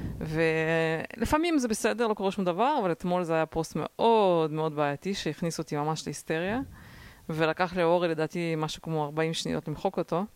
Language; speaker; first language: Hebrew; early bilingual, other home language; Russian